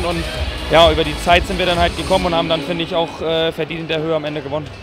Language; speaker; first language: German; native; German